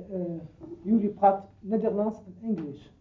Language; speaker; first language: Dutch; non-native, learner; Arabic